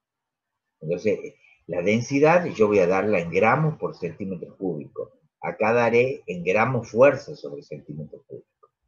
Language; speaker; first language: Spanish; native; Spanish